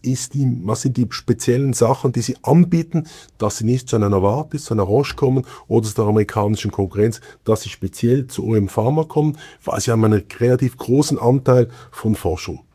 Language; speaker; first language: German; native; German